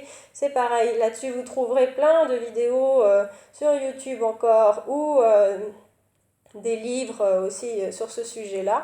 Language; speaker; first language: French; native; French